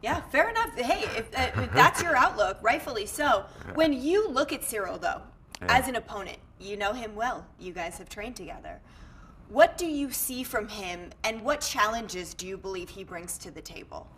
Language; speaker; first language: English; native; English